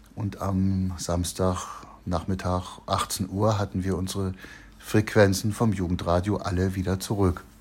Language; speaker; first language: German; native; German